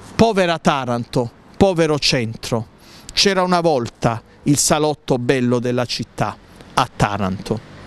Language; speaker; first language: Italian; native; Italian